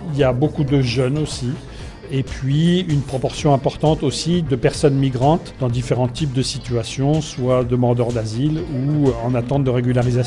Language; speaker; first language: French; native; French